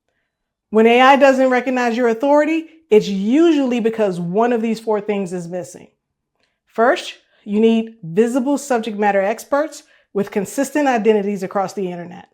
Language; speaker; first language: English; native; English